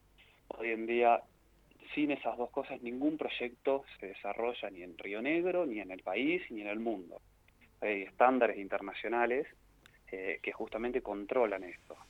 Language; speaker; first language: Spanish; native; Spanish